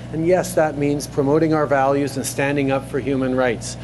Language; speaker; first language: English; native; English